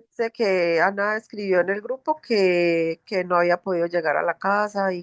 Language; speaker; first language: Spanish; native; Spanish